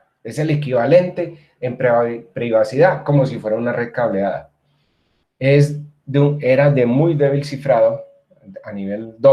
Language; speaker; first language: Spanish; native; Spanish